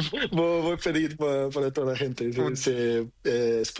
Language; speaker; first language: Spanish; non-native, learner; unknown